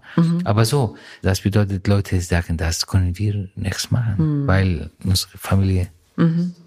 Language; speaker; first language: German; non-native, learner; Arabic